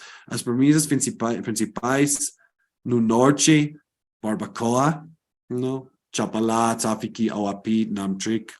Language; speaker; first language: Portuguese; non-native, fluent; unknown